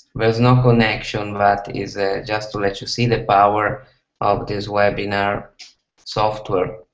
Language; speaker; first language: English; non-native, fluent; Italian